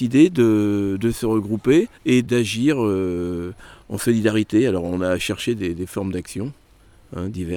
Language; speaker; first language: French; native; French